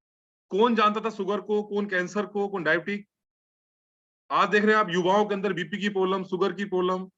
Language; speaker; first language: Hindi; native; Hindi